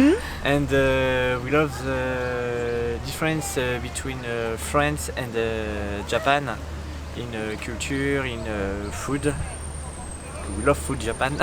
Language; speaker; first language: English; non-native, learner; French